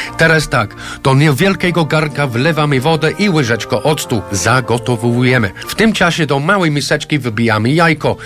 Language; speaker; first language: Polish; non-native, fluent; English